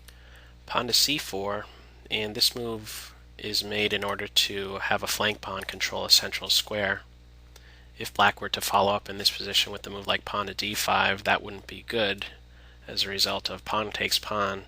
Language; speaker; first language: English; native; English